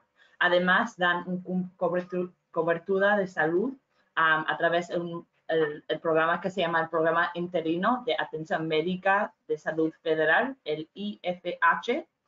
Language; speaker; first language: Spanish; non-native, fluent; English